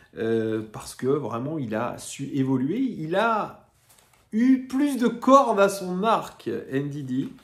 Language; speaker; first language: French; native; French